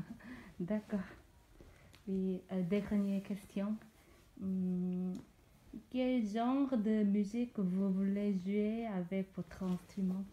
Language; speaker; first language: French; non-native, learner; Korean